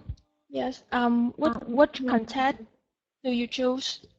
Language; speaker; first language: English; non-native, learner; Vietnamese